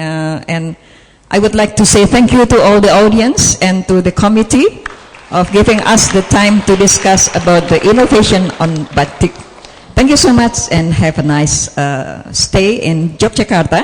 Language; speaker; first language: English; non-native, fluent; Indonesian